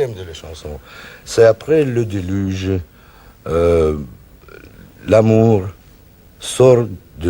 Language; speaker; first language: French; non-native, learner; Russian